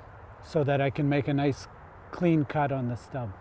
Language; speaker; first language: English; native; English